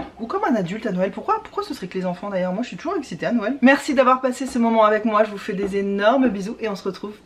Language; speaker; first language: French; native; French